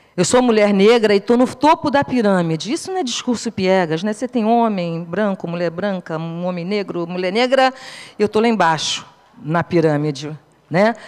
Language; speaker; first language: Portuguese; native; Portuguese